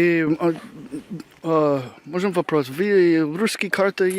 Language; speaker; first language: Russian; non-native, learner; English